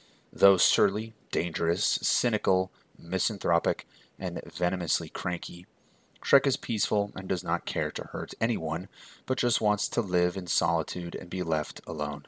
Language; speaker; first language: English; native; English